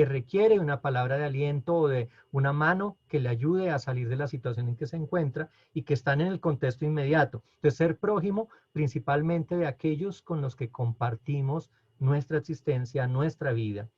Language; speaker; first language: Spanish; native; Spanish